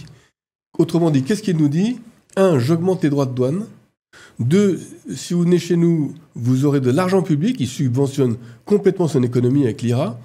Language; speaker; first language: French; native; French